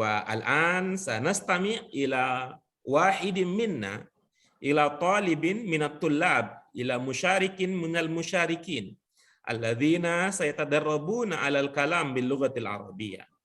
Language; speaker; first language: Arabic; non-native, fluent; Indonesian